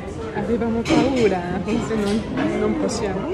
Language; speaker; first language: Italian; non-native, learner; Japanese